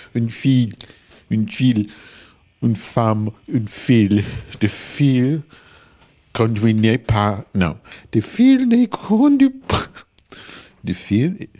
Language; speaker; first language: French; non-native, learner; English